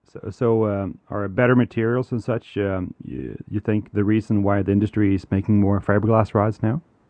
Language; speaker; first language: English; non-native, fluent; Swedish